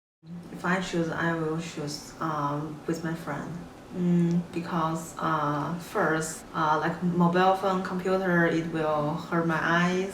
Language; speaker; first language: English; non-native, learner; Chinese